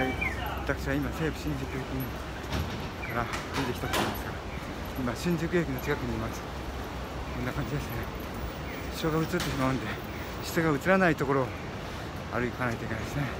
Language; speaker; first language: Japanese; native; Japanese